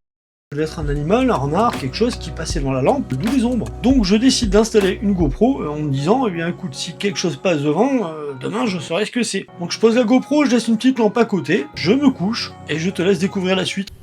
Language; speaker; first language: French; native; French